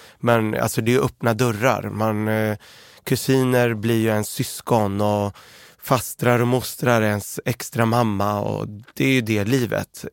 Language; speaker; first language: Swedish; early bilingual, other home language; Arabic